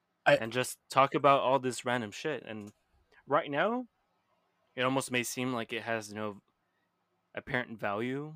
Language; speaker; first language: English; early bilingual, other home language; Spanish